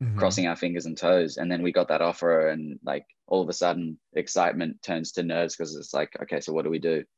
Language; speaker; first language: English; native; English